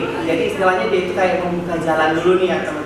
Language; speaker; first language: Indonesian; native; Indonesian